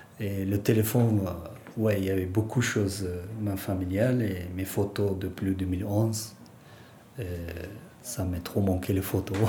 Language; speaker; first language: French; non-native, learner; Persian